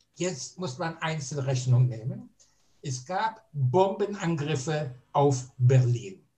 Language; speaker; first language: German; native; German